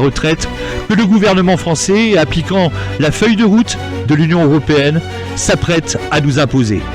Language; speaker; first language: French; native; French